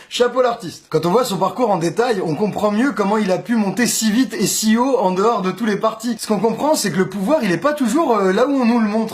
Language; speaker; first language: French; native; French